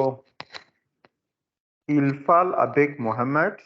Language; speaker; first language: French; non-native, learner; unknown